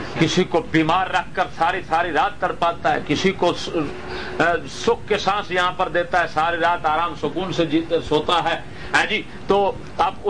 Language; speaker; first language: Urdu; native; Urdu